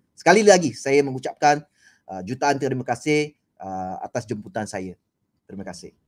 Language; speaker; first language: Malay; non-native, local second language; Chinese